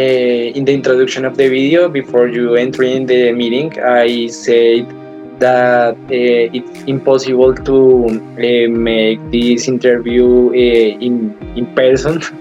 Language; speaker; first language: English; non-native, learner; Spanish